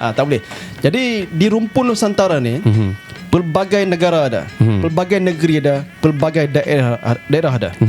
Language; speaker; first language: Malay; native; Malay